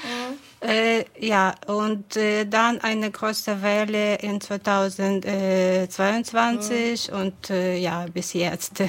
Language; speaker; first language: German; non-native, fluent; Ukrainian